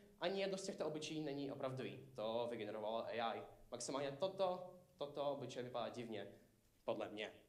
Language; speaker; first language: Czech; non-native, fluent; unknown